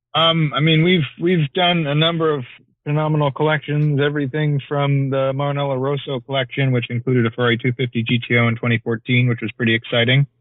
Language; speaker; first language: English; native; English